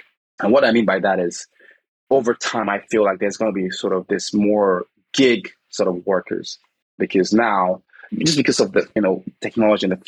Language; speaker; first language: English; non-native, local second language; Igbo